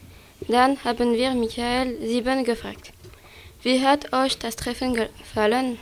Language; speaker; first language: German; non-native, learner; French